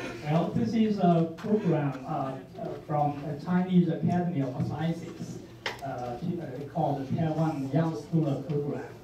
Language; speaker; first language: English; non-native, fluent; Chinese